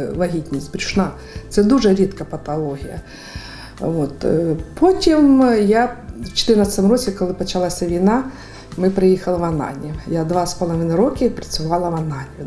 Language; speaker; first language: Ukrainian; native; Ukrainian